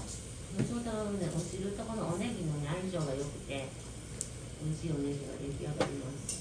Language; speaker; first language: Japanese; native; Japanese